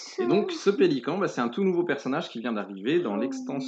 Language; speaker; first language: French; native; French